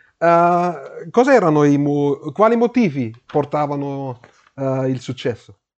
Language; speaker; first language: Italian; non-native, learner; German